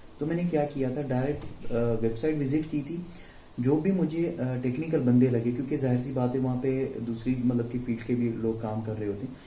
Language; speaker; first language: Urdu; non-native, local second language; Sindhi